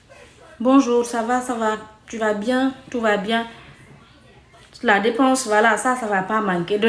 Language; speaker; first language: French; non-native, local second language; Mandingo